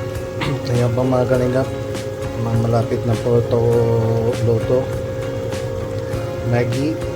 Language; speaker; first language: Filipino; non-native, local second language; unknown